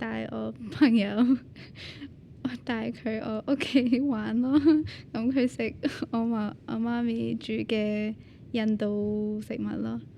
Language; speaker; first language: Cantonese; early bilingual, other home language; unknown